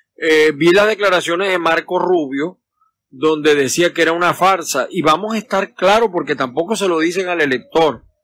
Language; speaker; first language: Spanish; native; Spanish